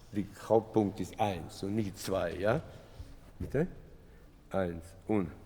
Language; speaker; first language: German; non-native, fluent; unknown